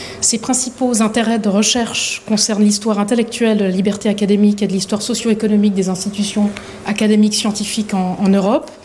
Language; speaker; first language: French; native; French